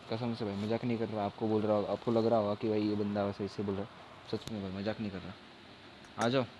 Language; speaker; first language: Hindi; non-native, local second language; Marathi